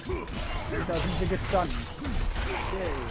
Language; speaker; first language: German; native; German